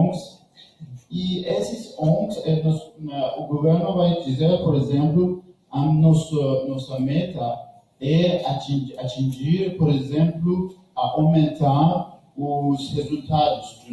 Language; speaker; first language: Portuguese; non-native, learner; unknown